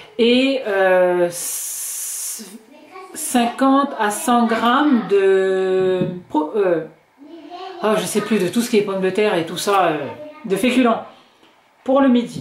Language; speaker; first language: French; native; French